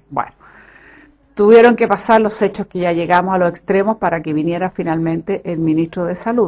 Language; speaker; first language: Spanish; native; Spanish